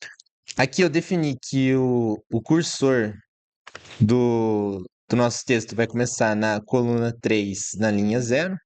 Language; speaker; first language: Portuguese; native; Portuguese